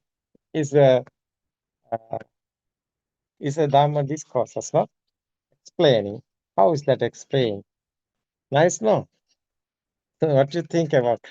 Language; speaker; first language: English; non-native, learner; Sinhala